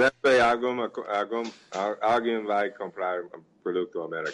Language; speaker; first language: Portuguese; non-native, fluent; English